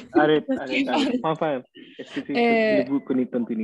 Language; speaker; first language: French; non-native, learner; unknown